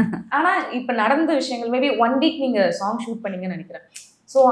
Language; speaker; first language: Tamil; native; Tamil